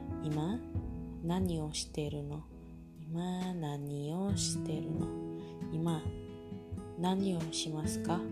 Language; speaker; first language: Japanese; non-native, learner; Indonesian